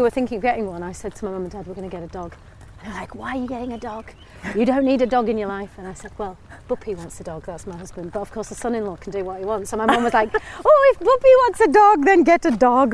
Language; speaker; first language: English; native; English